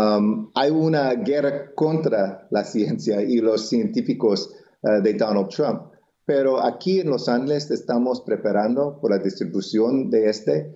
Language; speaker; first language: Spanish; non-native, local second language; English